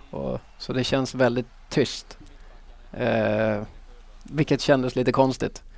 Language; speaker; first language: Swedish; native; Swedish